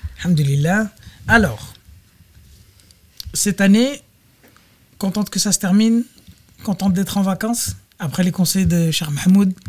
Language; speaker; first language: French; native; French